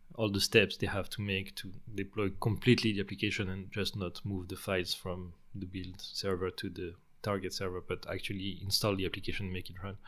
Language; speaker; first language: English; non-native, fluent; French